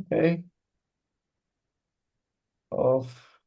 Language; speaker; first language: English; non-native, learner; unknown